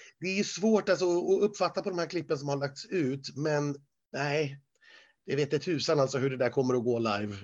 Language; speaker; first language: Swedish; native; Swedish